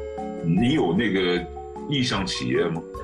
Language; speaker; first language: Chinese; native; Chinese